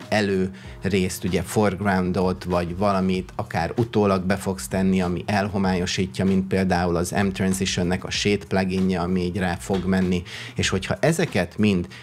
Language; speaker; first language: Hungarian; native; Hungarian